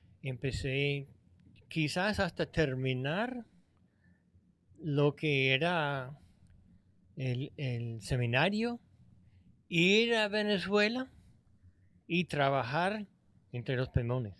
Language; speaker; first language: Spanish; non-native, fluent; English